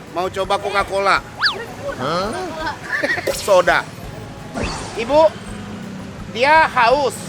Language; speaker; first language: Indonesian; non-native, fluent; Japanese